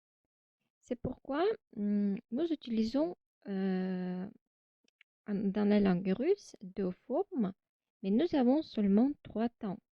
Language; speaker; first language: French; non-native, fluent; Russian